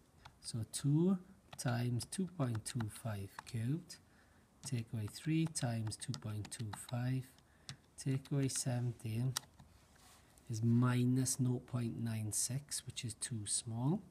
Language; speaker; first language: English; native; English